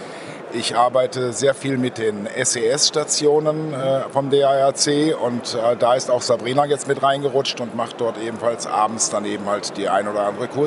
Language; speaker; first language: German; native; German